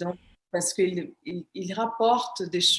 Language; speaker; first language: French; non-native, fluent; Portuguese